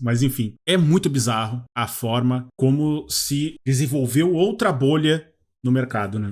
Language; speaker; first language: Portuguese; native; Portuguese